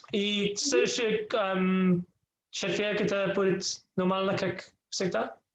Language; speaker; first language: Russian; non-native, learner; English